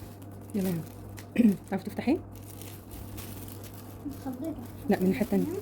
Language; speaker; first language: Arabic; native; Arabic